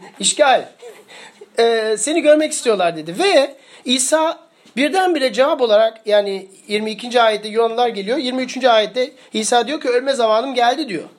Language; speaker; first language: Turkish; early bilingual, heritage; Turkish